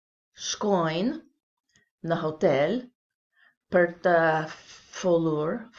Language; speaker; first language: Albanian; non-native, learner; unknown